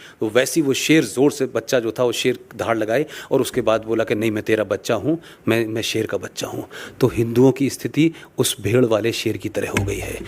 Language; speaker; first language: Hindi; native; Hindi